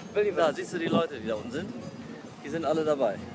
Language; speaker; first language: German; native; German